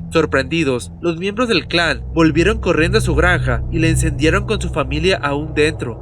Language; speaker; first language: Spanish; native; Spanish